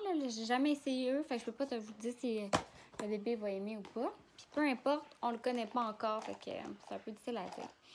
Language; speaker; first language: French; native; French